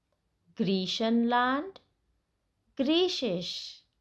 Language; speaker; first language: German; non-native, fluent; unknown